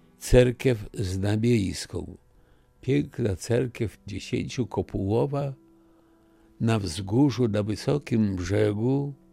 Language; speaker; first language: Polish; native; Polish